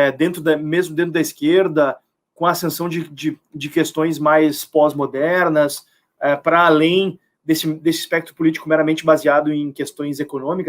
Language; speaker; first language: Portuguese; native; Portuguese